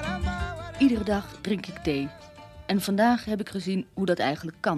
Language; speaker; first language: Dutch; native; Dutch